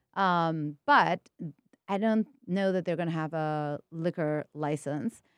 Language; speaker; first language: English; early bilingual, other home language; Spanish